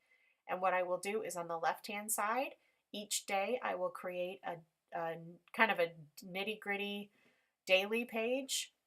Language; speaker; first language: English; native; English